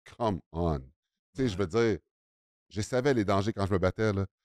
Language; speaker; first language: French; native; French